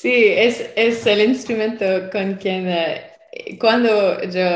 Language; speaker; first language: Spanish; non-native, learner; French